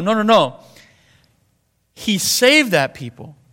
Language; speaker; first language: English; native; English